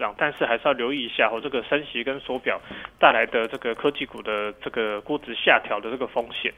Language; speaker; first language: Chinese; native; Chinese